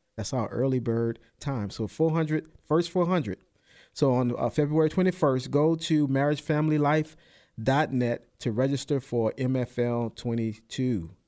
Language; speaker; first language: English; native; English